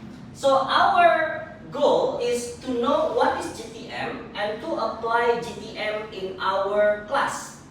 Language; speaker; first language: English; non-native, fluent; Indonesian